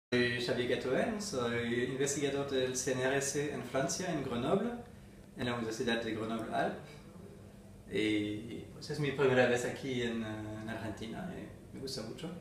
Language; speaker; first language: Spanish; non-native, fluent; French